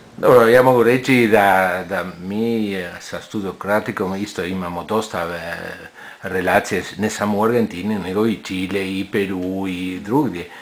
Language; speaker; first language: Croatian; early bilingual, heritage; Croatian